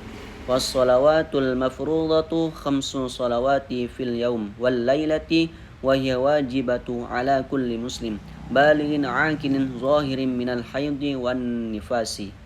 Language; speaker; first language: Arabic; non-native, learner; Indonesian